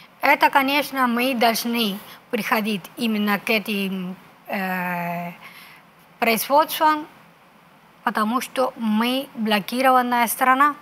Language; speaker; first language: Russian; non-native, fluent; Spanish